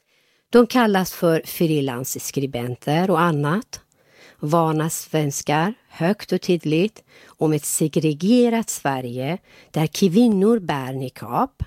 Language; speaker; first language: Swedish; non-native, fluent; Persian